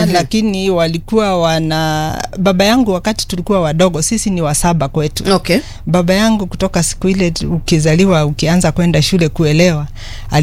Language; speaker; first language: Swahili; non-native, local second language; Kikuyu